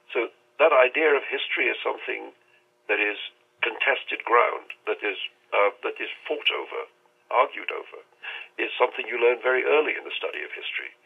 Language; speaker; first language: English; non-native, local second language; Urdu